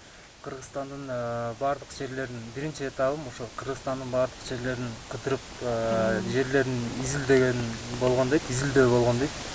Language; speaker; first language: Kyrgyz; non-native, fluent; French